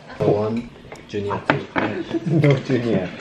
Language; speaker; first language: English; non-native, learner; Japanese